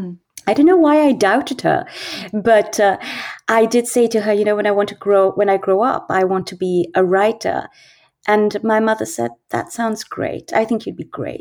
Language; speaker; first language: English; native; English